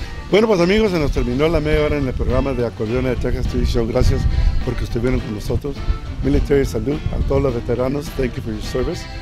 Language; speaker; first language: Spanish; early bilingual, heritage; Spanish